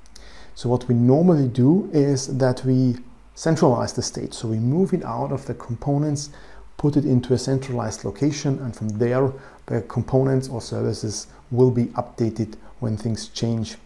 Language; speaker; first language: English; non-native, fluent; German